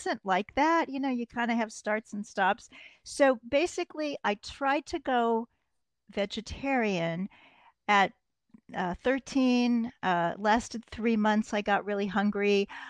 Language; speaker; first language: English; native; English